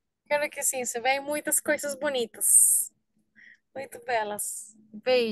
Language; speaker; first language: Portuguese; non-native, learner; Spanish